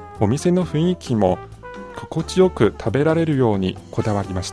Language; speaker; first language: Japanese; non-native, fluent; Chinese